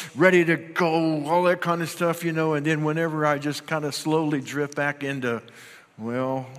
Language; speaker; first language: English; native; English